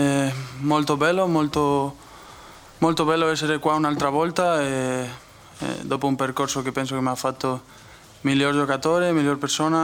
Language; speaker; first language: Italian; non-native, fluent; Spanish